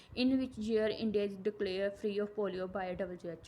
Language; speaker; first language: English; non-native, local second language; Punjabi